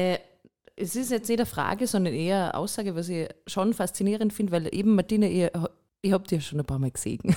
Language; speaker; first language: German; native; German